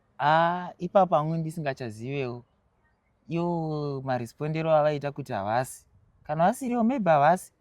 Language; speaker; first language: Shona; native; Shona